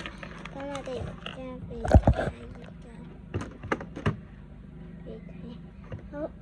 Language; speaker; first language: Cantonese; native; Cantonese